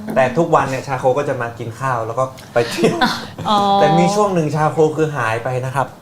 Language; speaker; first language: Thai; native; Thai